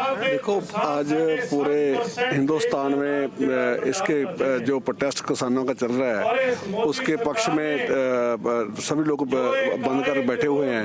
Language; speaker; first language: Hindi; non-native, local second language; Punjabi